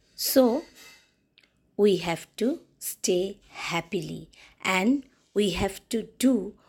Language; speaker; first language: English; non-native, local second language; Bangla